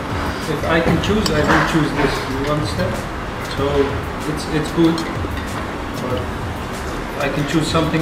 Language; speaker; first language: English; non-native, learner; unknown